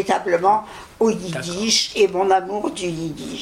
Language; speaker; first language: French; early bilingual, other home language; Yiddish